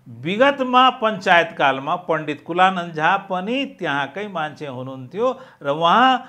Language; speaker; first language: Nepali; non-native, local second language; Maithili